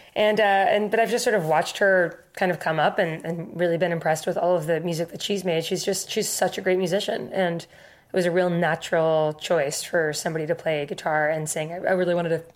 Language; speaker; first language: English; native; English